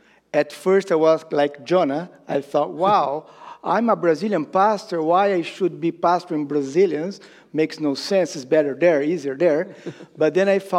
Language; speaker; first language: English; non-native, fluent; Portuguese